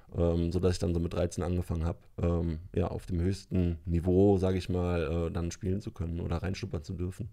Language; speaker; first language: German; native; German